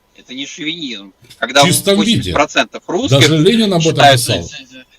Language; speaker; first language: Russian; native; Russian